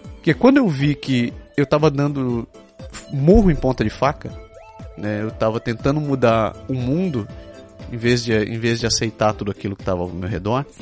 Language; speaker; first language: Portuguese; non-native, local second language; Japanese